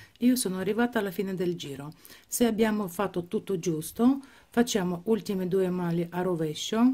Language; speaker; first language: Italian; non-native, fluent; Ukrainian